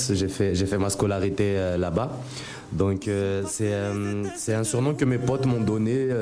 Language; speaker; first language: French; native; French